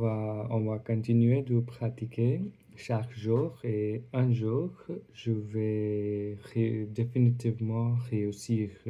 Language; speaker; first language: French; non-native, learner; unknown